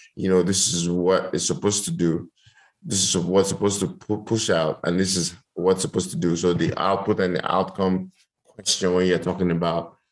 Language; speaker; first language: English; non-native, local second language; Yoruba